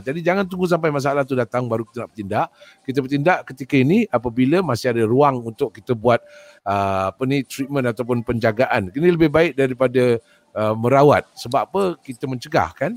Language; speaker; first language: Malay; native; Malay